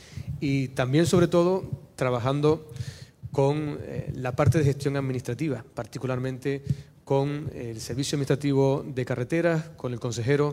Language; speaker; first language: Spanish; native; Spanish